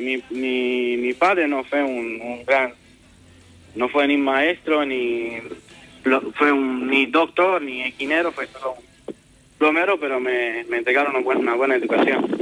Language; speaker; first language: Spanish; non-native, fluent; Romanian